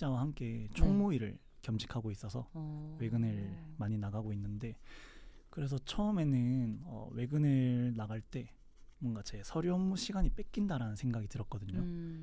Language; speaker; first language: Korean; native; Korean